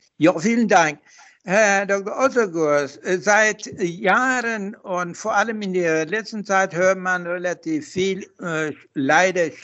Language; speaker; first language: German; non-native, fluent; Persian